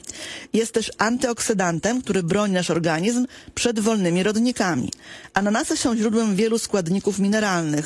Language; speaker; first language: Polish; native; Polish